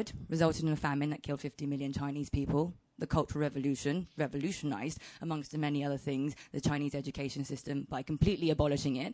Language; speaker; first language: English; early bilingual, other home language; Chinese